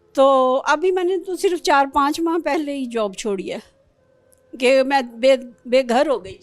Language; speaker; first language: Urdu; non-native, local second language; Pashto